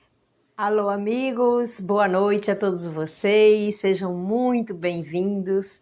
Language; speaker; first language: Portuguese; native; Portuguese